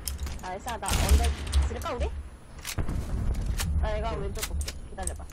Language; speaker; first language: Korean; native; Korean